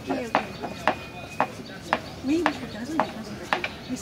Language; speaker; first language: French; non-native, learner; Burmese